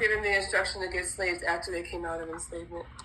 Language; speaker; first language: English; native; English